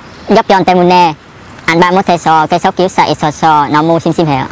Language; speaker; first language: Korean; non-native, learner; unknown